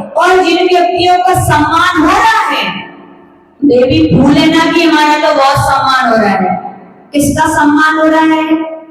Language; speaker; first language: Hindi; native; Hindi